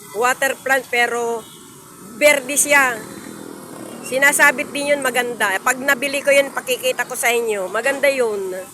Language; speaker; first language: Filipino; native; Filipino